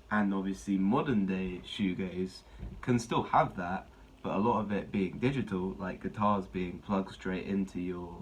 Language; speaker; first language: English; native; English